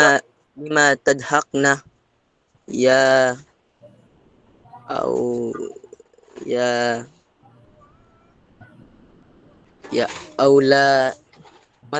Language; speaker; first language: Arabic; non-native, learner; Filipino